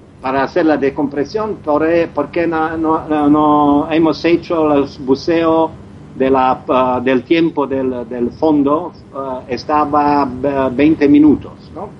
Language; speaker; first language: Spanish; non-native, learner; Croatian